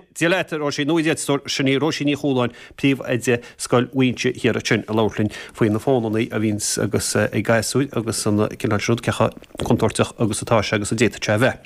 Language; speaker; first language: Irish; native; Irish